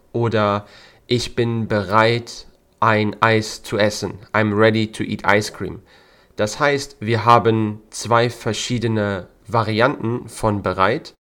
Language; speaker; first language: German; native; German